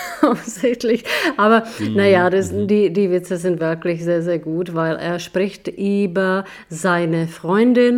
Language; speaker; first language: German; non-native, fluent; Czech